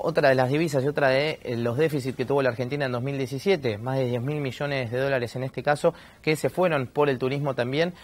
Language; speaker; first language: Spanish; native; Spanish